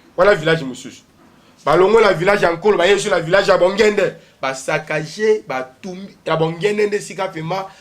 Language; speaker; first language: Lingala; native; Lingala